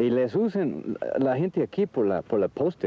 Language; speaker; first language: Spanish; non-native, learner; English